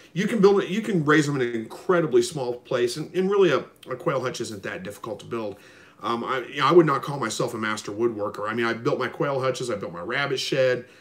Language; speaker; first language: English; native; English